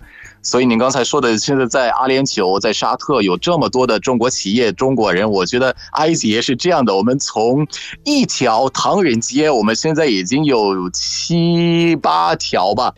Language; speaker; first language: Chinese; non-native, fluent; Arabic